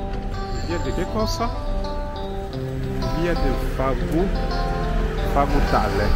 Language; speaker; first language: Italian; non-native, learner; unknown